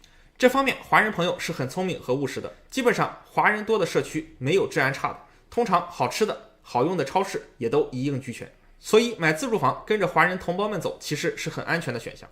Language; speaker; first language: Chinese; native; Chinese